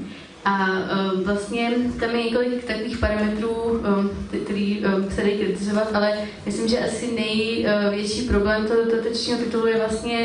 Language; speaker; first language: Czech; native; Czech